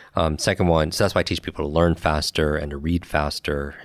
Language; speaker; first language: English; native; English